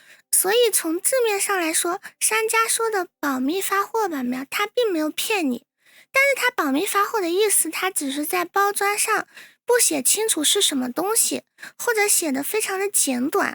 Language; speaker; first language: Chinese; native; Chinese